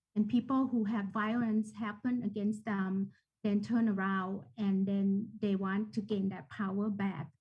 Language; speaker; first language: English; non-native, fluent; Thai